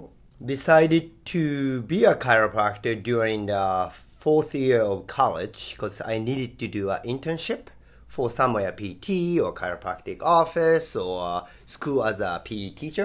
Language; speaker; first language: English; non-native, fluent; Japanese